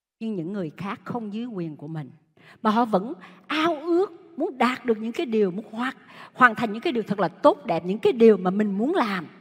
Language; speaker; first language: Vietnamese; native; Vietnamese